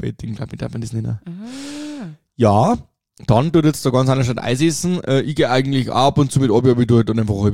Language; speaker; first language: German; native; German